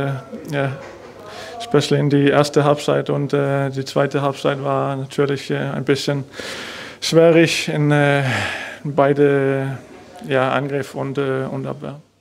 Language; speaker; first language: German; non-native, learner; Danish